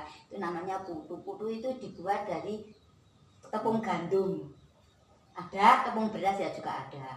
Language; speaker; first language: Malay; non-native, local second language; Javanese